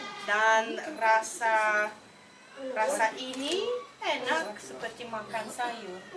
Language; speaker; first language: Indonesian; non-native, learner; Italian